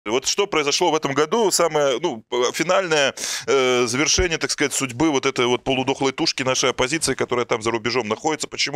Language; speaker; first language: Russian; native; Russian